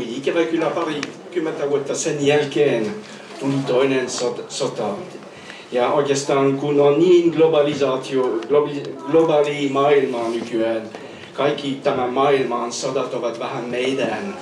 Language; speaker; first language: Finnish; non-native, fluent; French